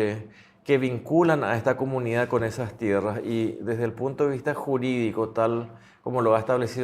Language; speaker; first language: Spanish; native; Spanish